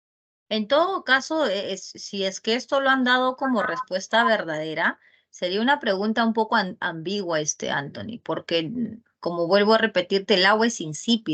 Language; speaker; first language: Spanish; native; Spanish